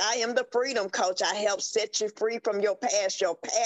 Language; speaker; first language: English; native; English